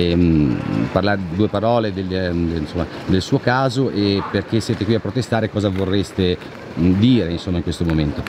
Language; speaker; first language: Italian; native; Italian